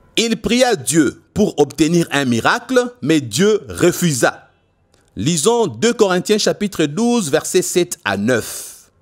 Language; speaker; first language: French; non-native, local second language; Lingala